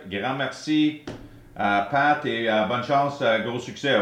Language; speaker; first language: French; early bilingual, heritage; French